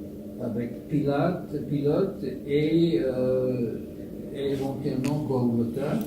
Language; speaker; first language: French; non-native, fluent; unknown